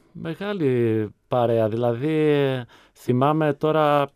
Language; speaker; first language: Greek; early bilingual, other home language; Czech